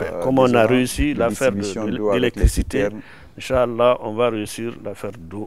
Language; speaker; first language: French; non-native, local second language; Susu